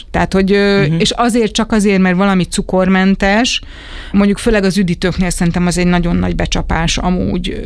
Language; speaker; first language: Hungarian; native; Hungarian